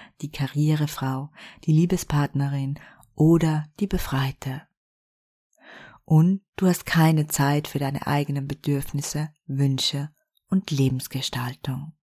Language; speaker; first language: German; native; German